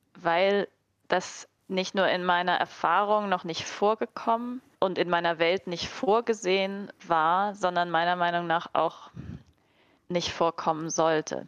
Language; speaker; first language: German; native; German